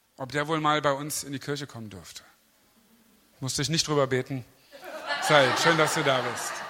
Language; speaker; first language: German; native; German